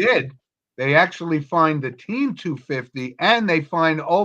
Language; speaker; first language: English; native; English